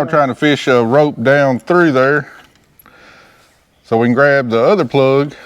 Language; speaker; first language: English; native; English